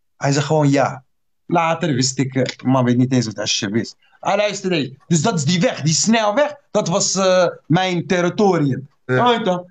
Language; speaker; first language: Dutch; early bilingual, other home language; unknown